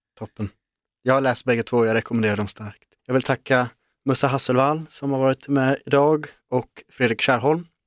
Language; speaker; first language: Swedish; native; Swedish